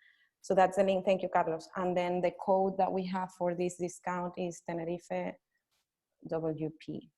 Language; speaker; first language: English; non-native, fluent; Spanish